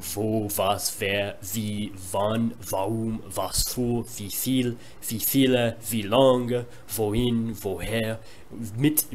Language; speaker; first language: German; non-native, fluent; English